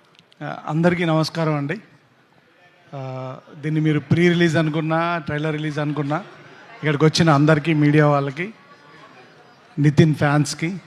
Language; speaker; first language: Telugu; native; Telugu